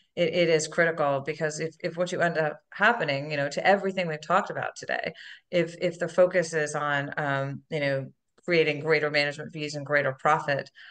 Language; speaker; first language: English; native; English